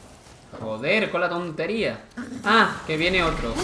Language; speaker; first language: Spanish; native; Spanish